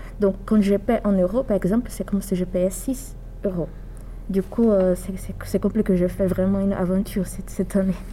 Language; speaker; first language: French; non-native, fluent; Portuguese